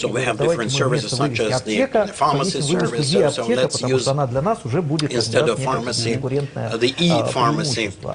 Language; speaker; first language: Russian; native; Russian